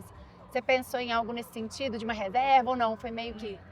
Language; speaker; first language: Portuguese; native; Portuguese